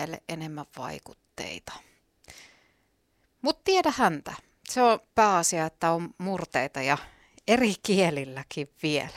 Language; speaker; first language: Finnish; native; Finnish